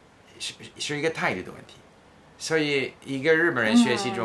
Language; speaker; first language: Chinese; non-native, fluent; English